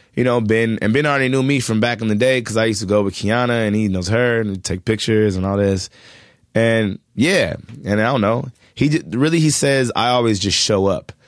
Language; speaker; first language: English; native; English